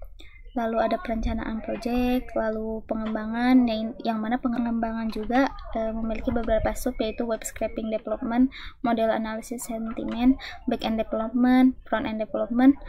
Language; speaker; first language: Indonesian; native; Indonesian